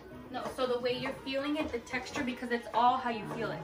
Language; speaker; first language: English; early bilingual, other home language; Spanish